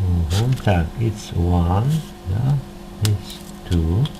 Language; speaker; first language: English; non-native, learner; Russian